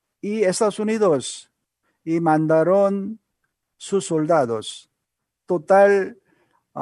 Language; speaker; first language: Spanish; non-native, learner; Korean